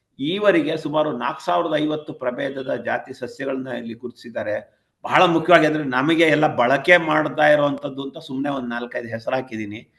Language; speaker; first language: Kannada; non-native, local second language; Tamil